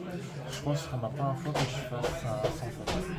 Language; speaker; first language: French; native; French